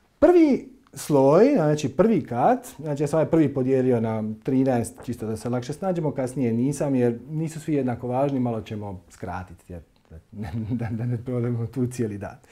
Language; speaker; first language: Croatian; native; Croatian